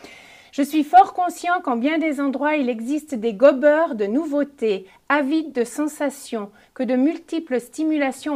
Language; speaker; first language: French; native; French